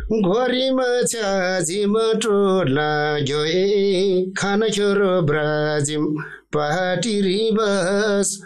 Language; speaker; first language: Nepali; non-native, local second language; Eastern Tamang